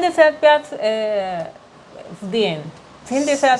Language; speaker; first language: Russian; non-native, learner; Spanish